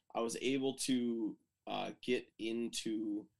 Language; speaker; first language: English; native; English